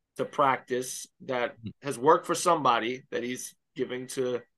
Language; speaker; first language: English; native; English